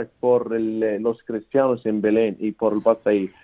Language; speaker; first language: Spanish; non-native, learner; Arabic